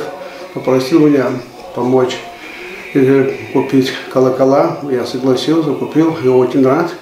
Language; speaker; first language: Russian; early bilingual, heritage; Russian